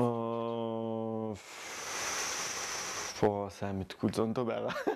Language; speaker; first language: Mongolian; non-native, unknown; French